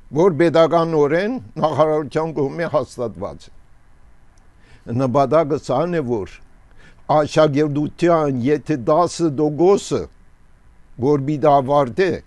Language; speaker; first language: Armenian; early bilingual, heritage; Armenian